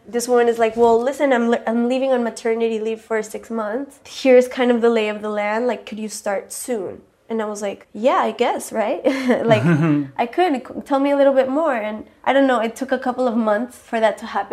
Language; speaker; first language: English; early bilingual, other home language; Spanish